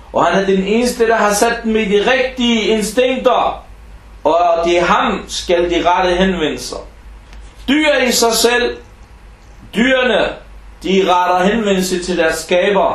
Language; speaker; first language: Danish; non-native, fluent; Arabic